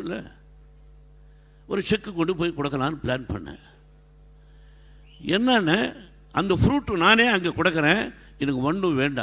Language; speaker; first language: Tamil; non-native, learner; Telugu